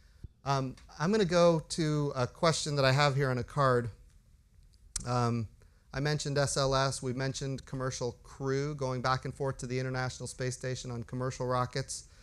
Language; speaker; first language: English; native; English